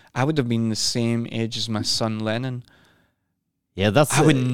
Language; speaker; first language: English; native; English